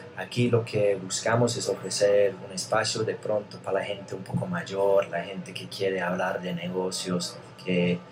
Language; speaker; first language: Spanish; non-native, fluent; English